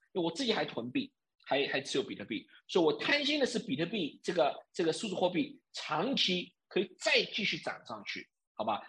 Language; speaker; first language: Chinese; early bilingual, heritage; Chinese